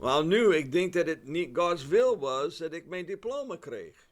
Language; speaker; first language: Dutch; non-native, fluent; English